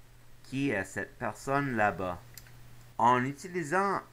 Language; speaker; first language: French; non-native, local second language; English